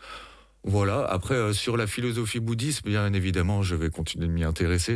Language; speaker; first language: French; native; French